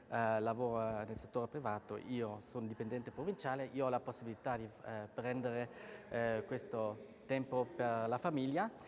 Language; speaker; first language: Italian; non-native, local second language; German